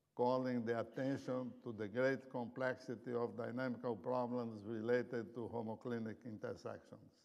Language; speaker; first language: English; non-native, fluent; Portuguese